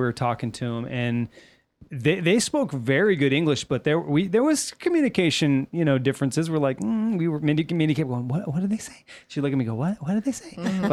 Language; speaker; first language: English; native; English